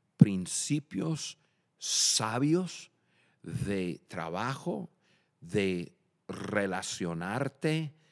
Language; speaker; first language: Spanish; non-native, fluent; English